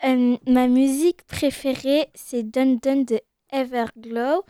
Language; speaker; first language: French; native; French